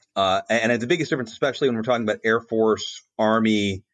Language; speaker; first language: English; native; English